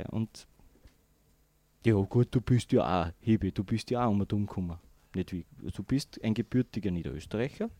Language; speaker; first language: German; native; German